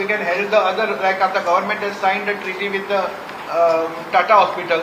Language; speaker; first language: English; non-native, local second language; Konkani